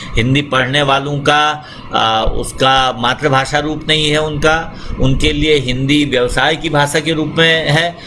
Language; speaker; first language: Hindi; native; Hindi